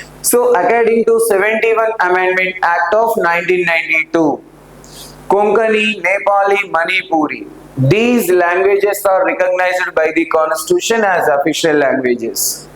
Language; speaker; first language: English; non-native, local second language; Telugu